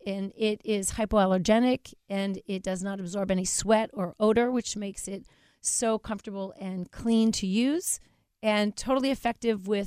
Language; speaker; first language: English; native; English